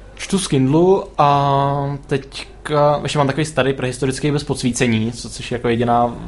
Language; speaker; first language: Czech; native; Czech